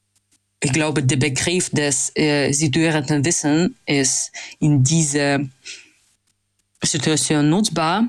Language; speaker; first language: German; non-native, fluent; Russian